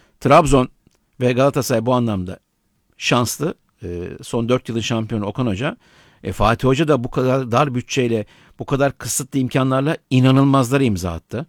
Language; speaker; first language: Turkish; native; Turkish